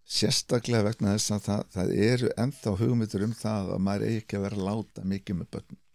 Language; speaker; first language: Icelandic; native; Icelandic